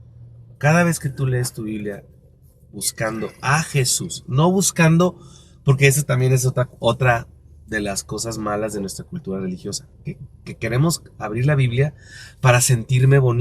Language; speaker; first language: Spanish; native; Spanish